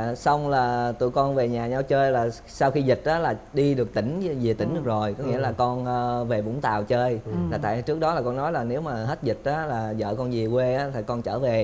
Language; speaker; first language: Vietnamese; native; Vietnamese